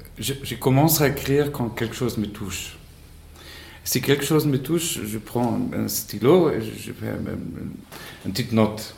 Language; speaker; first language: French; non-native, fluent; Spanish